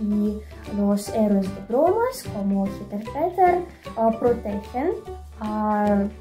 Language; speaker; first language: Spanish; non-native, fluent; Russian